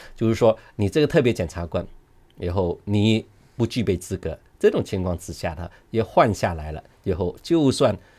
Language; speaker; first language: Chinese; non-native, local second language; Cantonese